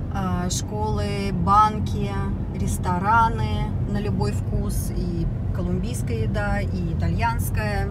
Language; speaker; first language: Russian; native; Russian